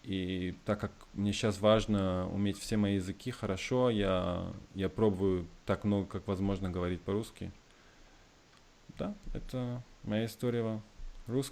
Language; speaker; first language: Russian; early bilingual, heritage; Russian